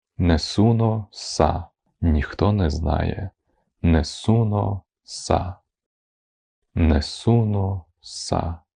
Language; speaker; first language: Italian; non-native, fluent; Ukrainian